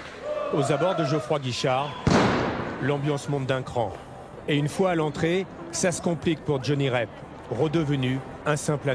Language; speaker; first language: French; native; French